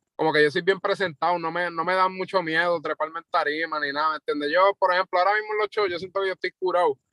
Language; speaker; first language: Spanish; native; Spanish